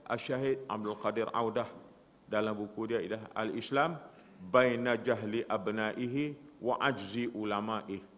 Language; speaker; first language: Malay; native; Malay